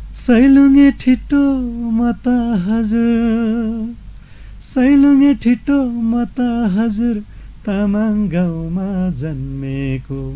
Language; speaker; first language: Nepali; non-native, local second language; Eastern Tamang